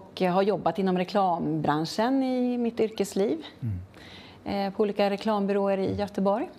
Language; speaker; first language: Swedish; native; Swedish